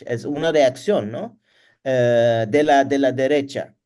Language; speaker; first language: Spanish; non-native, learner; Turkish